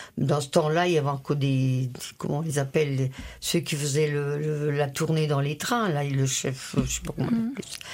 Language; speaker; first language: French; early bilingual, other home language; Italian